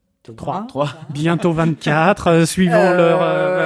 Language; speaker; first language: French; native; French